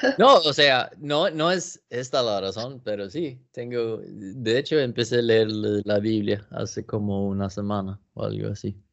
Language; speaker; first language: Spanish; non-native, learner; Swedish